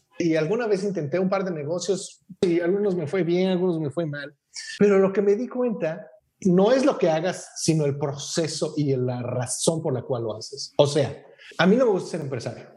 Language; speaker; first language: Spanish; native; Spanish